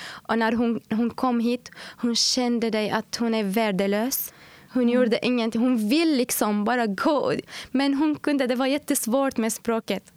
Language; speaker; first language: Swedish; non-native, fluent; Arabic